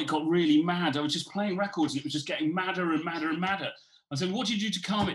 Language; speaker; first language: English; native; English